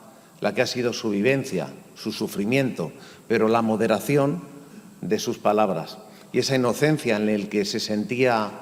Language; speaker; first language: Spanish; native; Spanish